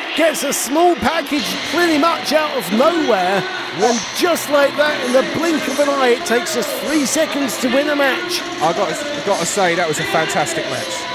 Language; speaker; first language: English; native; English